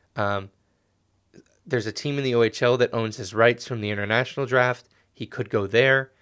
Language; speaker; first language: English; native; English